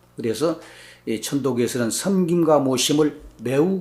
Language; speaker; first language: Korean; native; Korean